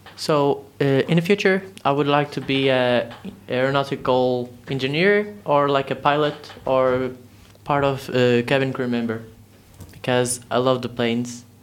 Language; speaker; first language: English; non-native, learner; Portuguese